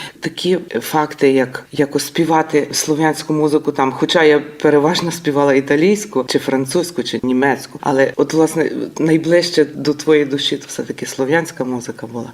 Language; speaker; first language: Ukrainian; native; Ukrainian